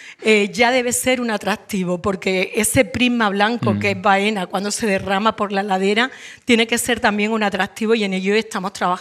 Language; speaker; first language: Spanish; native; Spanish